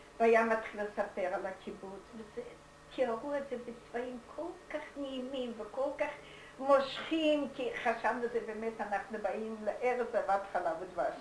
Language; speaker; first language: Hebrew; non-native, fluent; Yiddish